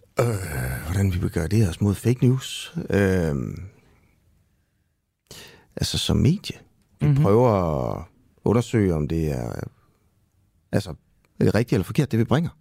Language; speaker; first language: Danish; native; Danish